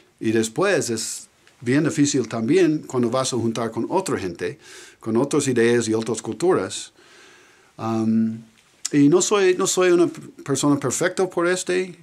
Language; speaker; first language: Spanish; non-native, learner; English